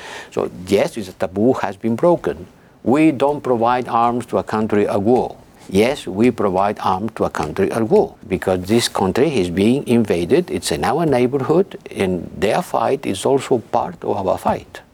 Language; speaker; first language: English; non-native, fluent; Spanish